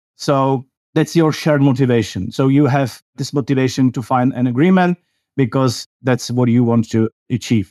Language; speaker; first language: English; non-native, fluent; Czech